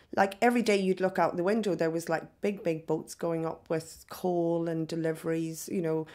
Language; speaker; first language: English; native; English